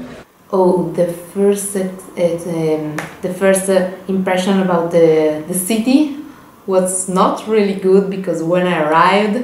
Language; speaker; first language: English; non-native, learner; Italian